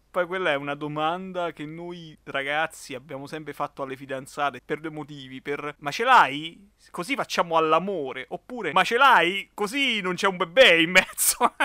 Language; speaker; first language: Italian; native; Italian